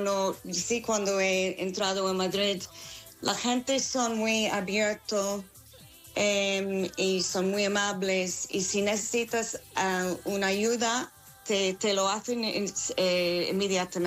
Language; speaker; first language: Spanish; non-native, fluent; English